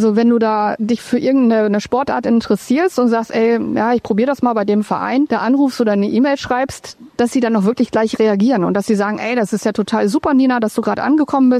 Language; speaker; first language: German; native; German